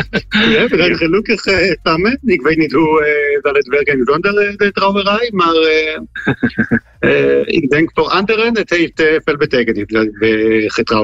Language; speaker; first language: Dutch; non-native, fluent; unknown